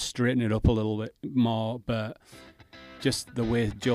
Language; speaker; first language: English; native; English